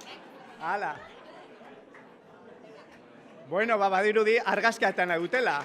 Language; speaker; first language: Basque; native; Basque